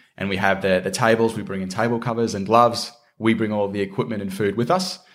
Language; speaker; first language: English; native; English